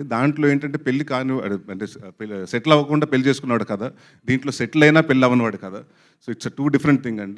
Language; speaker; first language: Telugu; native; Telugu